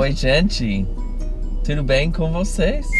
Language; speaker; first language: Portuguese; non-native, learner; English